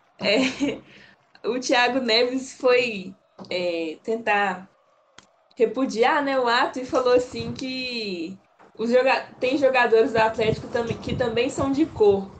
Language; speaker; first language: Portuguese; native; Portuguese